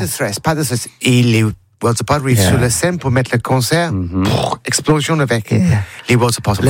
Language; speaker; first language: French; non-native, learner; English